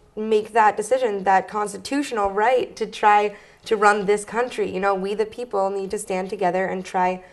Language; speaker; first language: English; native; English